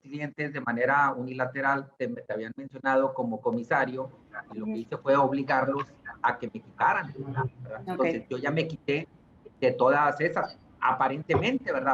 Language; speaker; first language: Spanish; native; Spanish